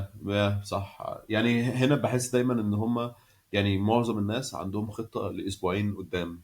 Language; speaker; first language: Arabic; native; Arabic